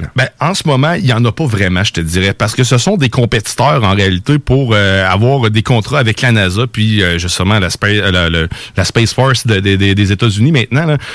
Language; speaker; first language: French; native; French